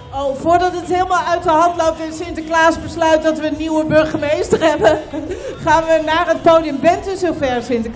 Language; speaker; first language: Dutch; native; Dutch